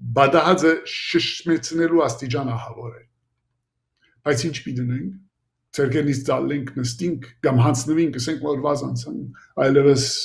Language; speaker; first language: Armenian; early bilingual, heritage; Armenian